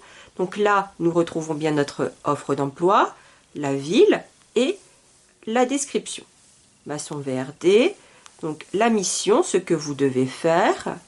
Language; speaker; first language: French; native; French